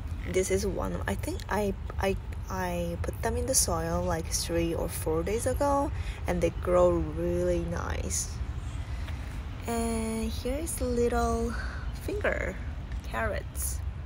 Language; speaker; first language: English; non-native, fluent; Chinese